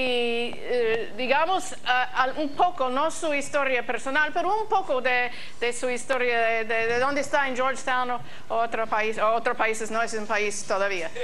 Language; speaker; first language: Spanish; non-native, fluent; English